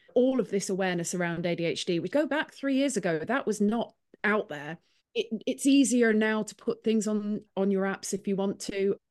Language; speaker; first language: English; native; English